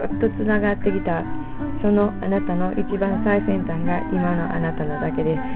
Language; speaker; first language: Japanese; native; Japanese